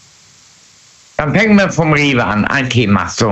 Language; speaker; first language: German; native; German